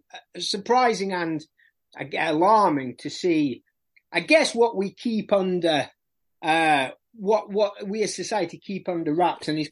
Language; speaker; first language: English; native; English